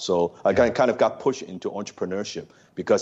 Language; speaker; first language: English; non-native, local second language; Cantonese